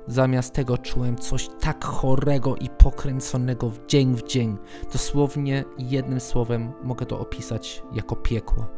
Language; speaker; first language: Polish; early bilingual, heritage; English